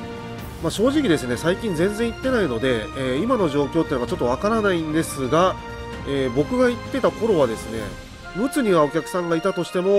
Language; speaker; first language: Japanese; native; Japanese